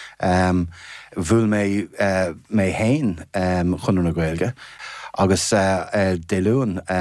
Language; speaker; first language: Irish; non-native, fluent; English